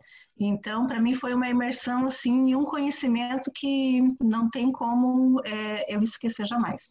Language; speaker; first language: Portuguese; native; Portuguese